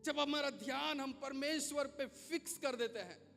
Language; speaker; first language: Hindi; non-native, local second language; Gujarati